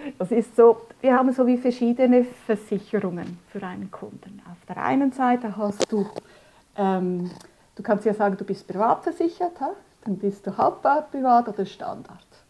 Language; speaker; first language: German; early bilingual, other home language; Spanish